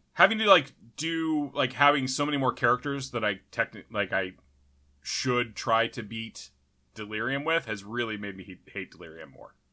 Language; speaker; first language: English; native; English